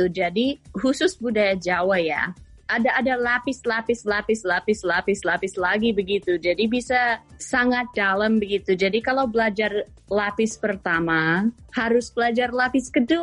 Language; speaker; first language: Indonesian; non-native, fluent; English